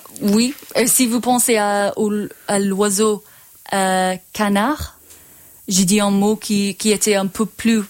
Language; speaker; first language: French; non-native, learner; English